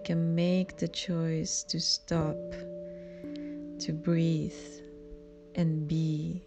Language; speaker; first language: English; non-native, fluent; Spanish